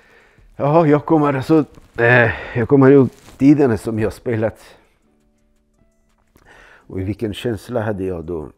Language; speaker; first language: Swedish; non-native, learner; Persian